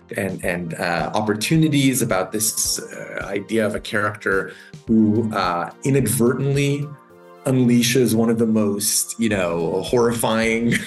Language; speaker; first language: English; native; English